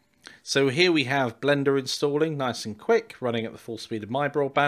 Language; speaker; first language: English; native; English